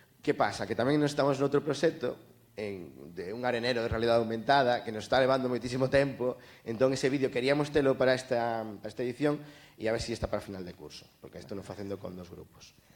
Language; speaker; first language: Galician; native; Galician